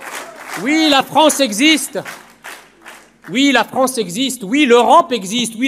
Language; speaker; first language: French; early bilingual, other home language; Arabic